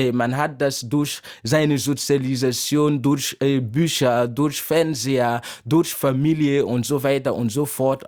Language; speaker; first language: German; non-native, fluent; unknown